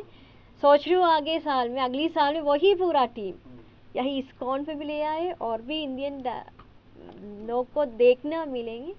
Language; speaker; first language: Hindi; non-native, fluent; Sinhala